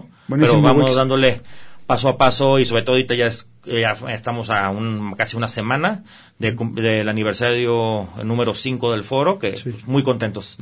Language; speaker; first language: Spanish; native; Spanish